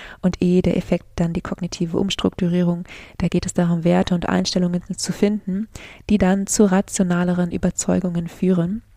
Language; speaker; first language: German; native; German